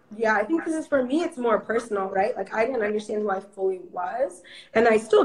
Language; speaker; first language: English; early bilingual, other home language; Amharic